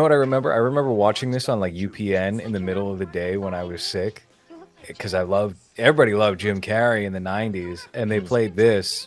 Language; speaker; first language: English; native; English